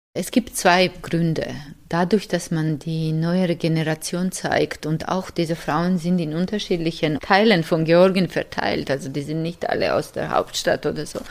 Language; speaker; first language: German; non-native, fluent; Georgian